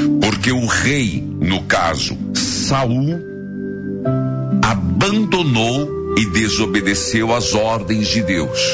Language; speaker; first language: Portuguese; native; Portuguese